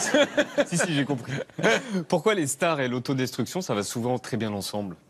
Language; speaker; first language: French; native; French